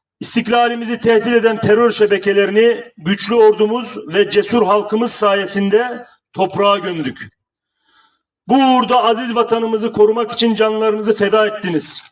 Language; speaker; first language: Turkish; native; Turkish